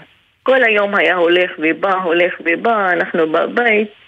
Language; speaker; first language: Hebrew; non-native, local second language; Arabic